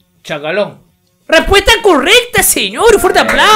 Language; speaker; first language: Spanish; native; Spanish